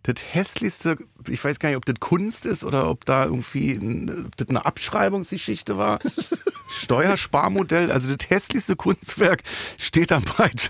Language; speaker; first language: German; native; German